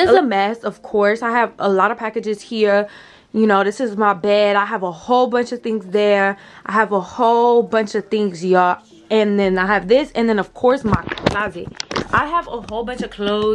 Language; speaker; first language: English; native; English